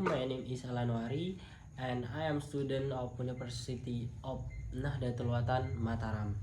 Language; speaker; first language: English; non-native, local second language; Indonesian